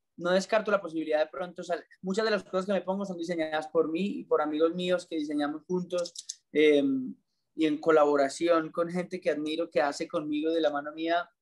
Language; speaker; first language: Spanish; native; Spanish